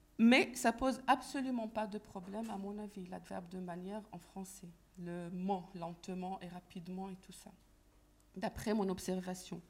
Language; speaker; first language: French; non-native, fluent; Arabic